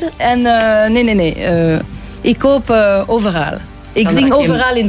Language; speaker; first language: Dutch; non-native, local second language; French